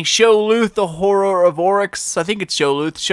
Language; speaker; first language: English; native; English